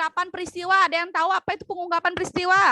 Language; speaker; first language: Indonesian; native; Indonesian